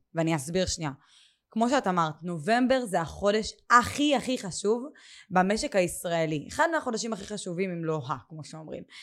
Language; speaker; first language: Hebrew; native; Hebrew